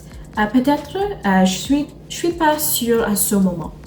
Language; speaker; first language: French; non-native, learner; English